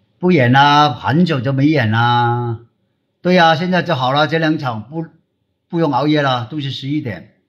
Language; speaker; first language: Chinese; non-native, local second language; Cantonese